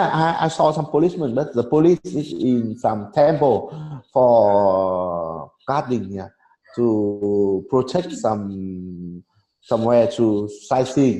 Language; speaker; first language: English; non-native, learner; Vietnamese